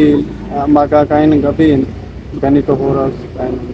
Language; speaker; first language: Filipino; non-native, learner; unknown